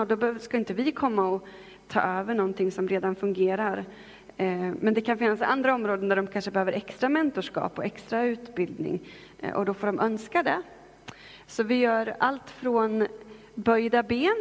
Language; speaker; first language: Swedish; native; Swedish